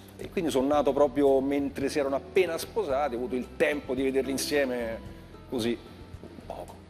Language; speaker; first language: Italian; native; Italian